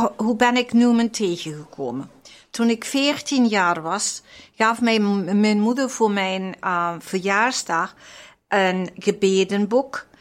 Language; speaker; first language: Dutch; non-native, fluent; English